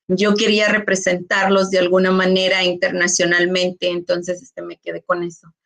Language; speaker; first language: Spanish; early bilingual, heritage; Spanish